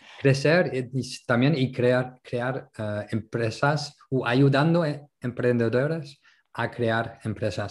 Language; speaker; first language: Spanish; non-native, local second language; French